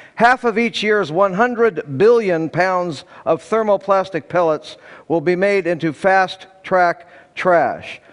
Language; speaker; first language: English; native; English